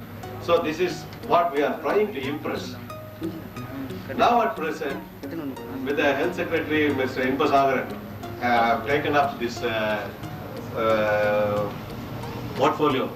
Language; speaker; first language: English; non-native, local second language; Tamil